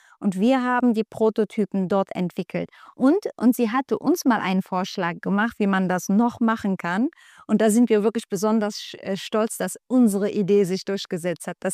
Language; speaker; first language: German; non-native, fluent; Turkish